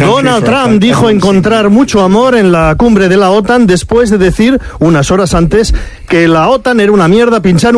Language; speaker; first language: Spanish; native; Spanish